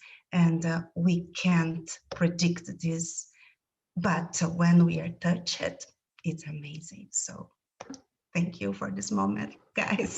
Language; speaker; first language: English; non-native, learner; Portuguese